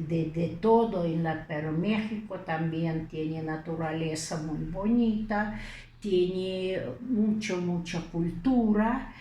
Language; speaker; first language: Spanish; non-native, fluent; Lithuanian